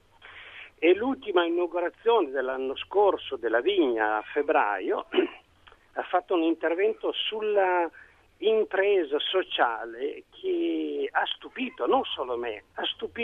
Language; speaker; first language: Italian; native; Italian